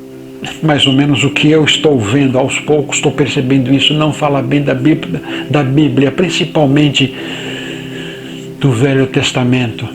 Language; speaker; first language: Portuguese; native; Portuguese